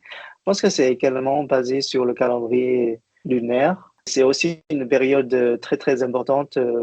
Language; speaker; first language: French; non-native, fluent; Chinese